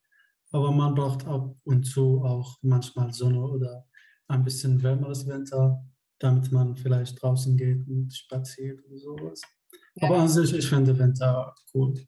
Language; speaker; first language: German; non-native, fluent; Arabic